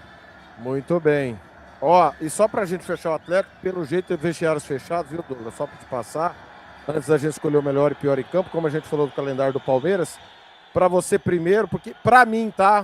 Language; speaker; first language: Portuguese; native; Portuguese